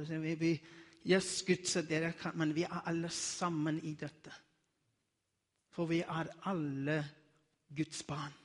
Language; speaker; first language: Norwegian; non-native, learner; Afrikaans